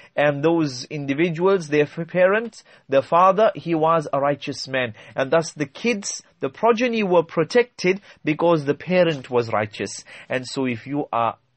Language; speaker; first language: English; native; English